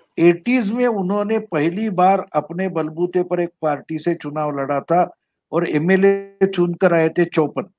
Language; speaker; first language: Hindi; non-native, local second language; Marathi